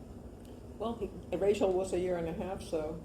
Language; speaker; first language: English; native; English